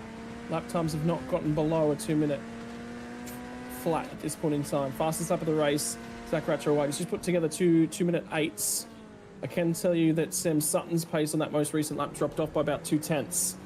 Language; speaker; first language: English; native; English